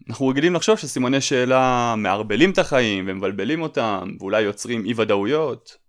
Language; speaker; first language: Hebrew; native; Hebrew